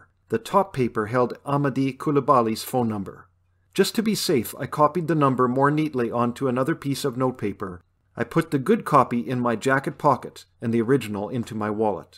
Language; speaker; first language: English; native; English